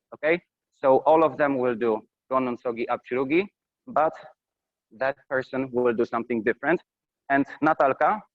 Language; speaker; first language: English; non-native, fluent; Polish